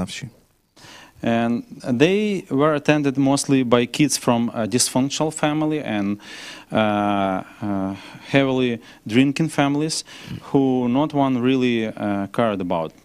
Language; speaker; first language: English; non-native, learner; Ukrainian